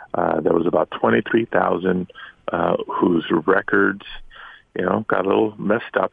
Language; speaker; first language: English; native; English